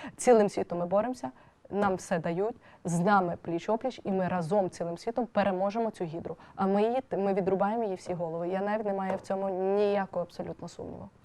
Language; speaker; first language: Ukrainian; native; Ukrainian